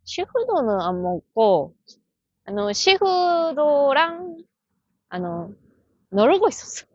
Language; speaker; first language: Korean; non-native, learner; Japanese